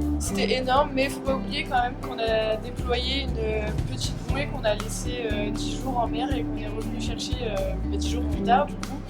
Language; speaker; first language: French; native; French